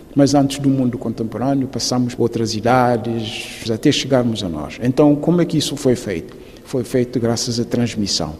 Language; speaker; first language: Portuguese; non-native, local second language; Upper Guinea Crioulo